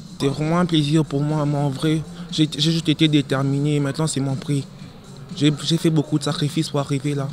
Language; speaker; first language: French; non-native, local second language; Lingala